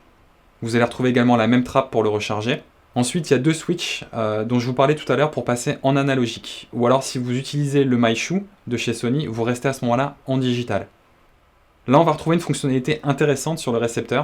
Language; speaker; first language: French; native; French